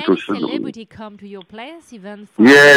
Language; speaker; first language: English; non-native, learner; French